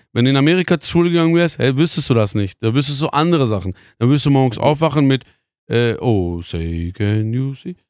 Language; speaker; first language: German; early bilingual, other home language; Persian